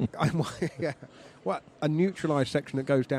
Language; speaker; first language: English; native; English